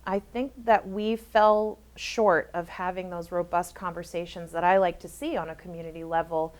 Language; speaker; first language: English; native; English